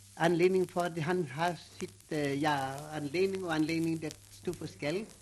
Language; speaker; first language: Danish; non-native, fluent; English